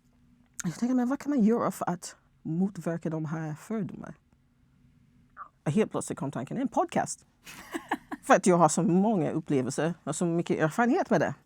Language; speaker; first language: Swedish; non-native, fluent; English